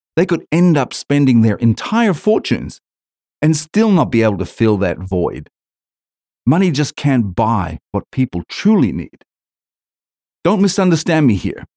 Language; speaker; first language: English; native; English